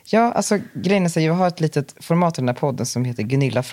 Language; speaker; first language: Swedish; native; Swedish